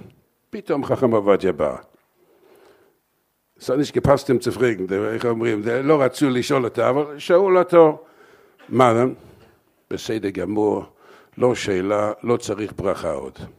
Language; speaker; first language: Hebrew; non-native, fluent; English